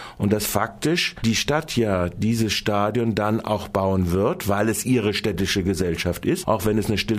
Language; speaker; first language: German; native; German